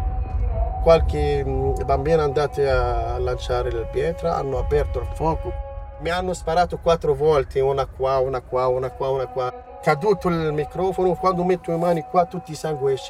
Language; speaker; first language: Italian; non-native, learner; Arabic